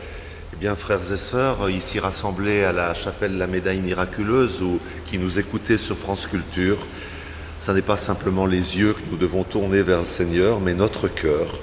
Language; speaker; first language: French; native; French